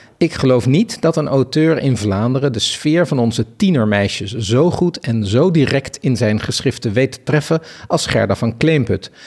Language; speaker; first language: Dutch; native; Dutch